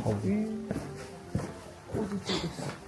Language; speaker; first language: Japanese; native; Japanese